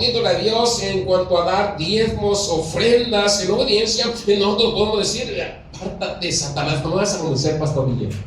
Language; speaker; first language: Spanish; native; Spanish